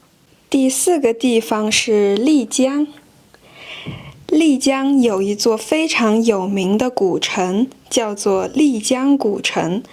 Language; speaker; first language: Chinese; non-native, fluent; French